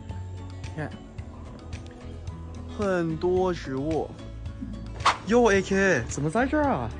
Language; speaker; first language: Chinese; non-native, fluent; Thai